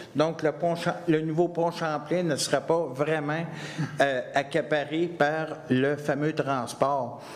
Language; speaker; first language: French; native; French